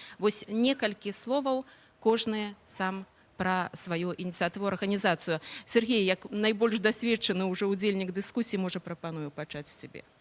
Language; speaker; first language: Belarusian; non-native, local second language; Russian